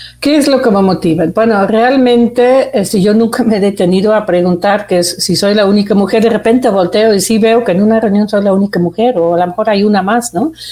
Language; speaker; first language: Spanish; non-native, fluent; Dutch